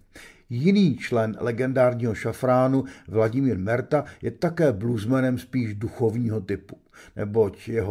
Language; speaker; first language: Czech; native; Czech